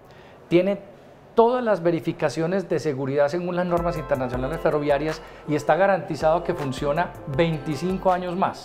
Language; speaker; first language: Spanish; native; Spanish